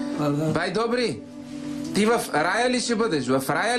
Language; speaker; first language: Bulgarian; native; Bulgarian